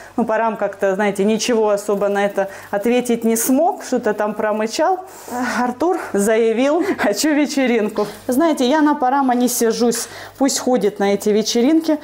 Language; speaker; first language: Russian; native; Russian